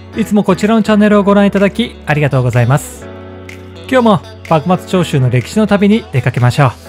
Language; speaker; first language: Japanese; native; Japanese